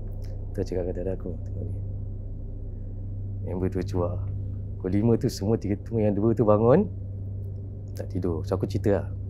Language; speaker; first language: Malay; native; Malay